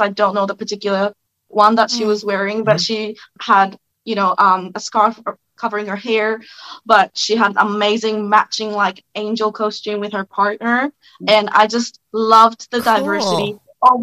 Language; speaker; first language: English; non-native, local second language; Japanese